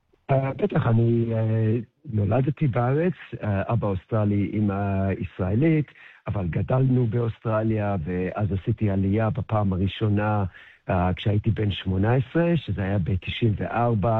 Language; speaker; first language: Hebrew; early bilingual, heritage; English